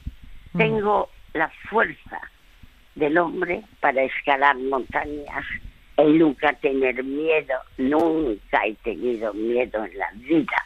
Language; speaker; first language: Spanish; early bilingual, other home language; French